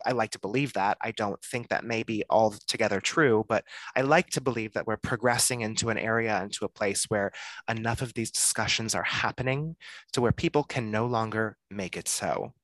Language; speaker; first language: English; native; English